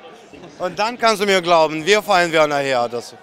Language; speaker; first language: German; non-native, learner; Russian